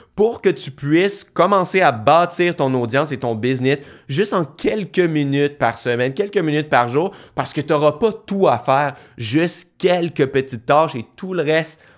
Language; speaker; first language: French; native; French